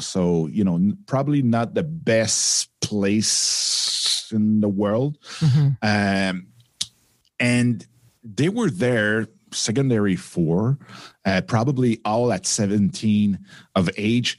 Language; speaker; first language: English; non-native, fluent; French